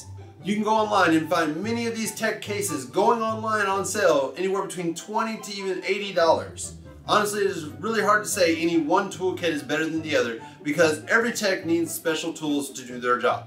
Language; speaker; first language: English; native; English